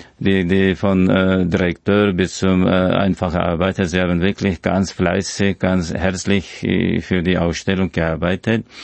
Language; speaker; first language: German; non-native, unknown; Kurdish